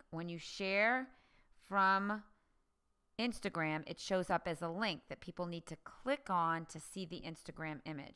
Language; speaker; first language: English; native; English